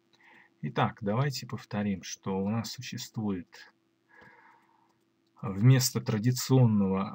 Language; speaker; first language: Russian; native; Russian